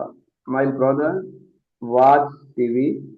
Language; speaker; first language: English; non-native, learner; Urdu